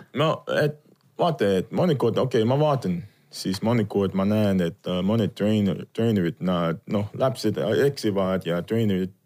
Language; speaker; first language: Estonian; non-native, fluent; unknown